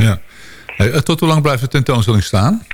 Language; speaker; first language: Dutch; native; Dutch